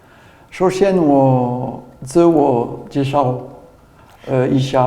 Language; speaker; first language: Chinese; non-native, learner; French